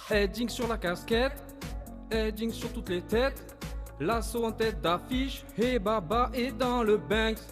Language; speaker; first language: French; native; French